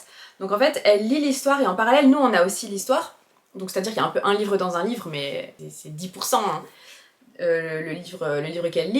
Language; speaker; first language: French; native; French